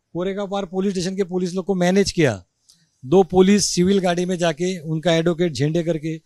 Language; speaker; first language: Hindi; non-native, local second language; Marathi